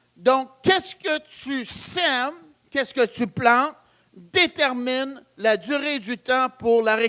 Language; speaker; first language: French; native; French